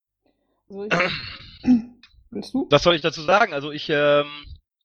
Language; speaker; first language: German; native; German